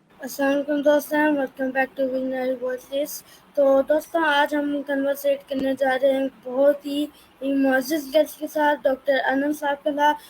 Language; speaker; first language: Urdu; non-native, local second language; Punjabi